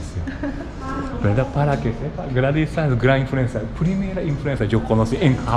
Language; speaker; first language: Spanish; non-native, learner; Japanese